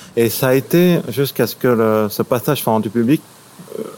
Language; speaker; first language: French; native; French